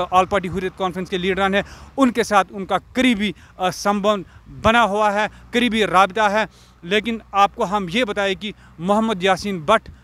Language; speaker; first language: Hindi; non-native, local second language; Kashmiri